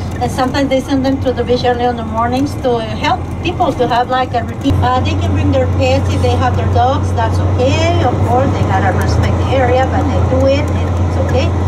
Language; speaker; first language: English; non-native, fluent; Spanish